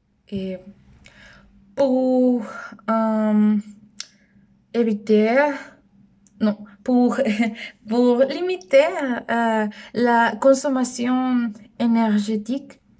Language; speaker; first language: French; non-native, learner; Spanish